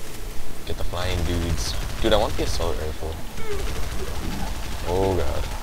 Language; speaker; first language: English; native; English